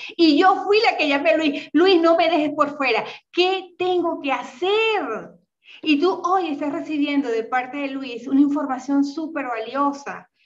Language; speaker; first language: Spanish; native; Spanish